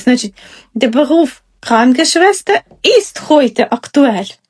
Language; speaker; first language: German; non-native, fluent; Ukrainian